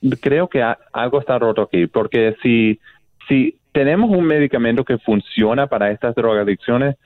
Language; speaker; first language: Spanish; non-native, fluent; English